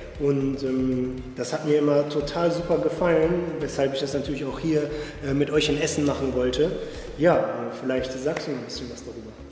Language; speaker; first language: German; native; German